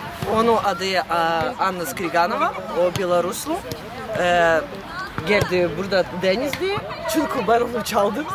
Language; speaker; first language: Turkish; non-native, learner; Russian